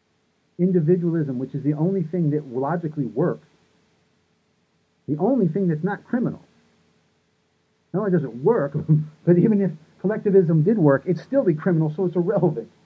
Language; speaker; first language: English; native; English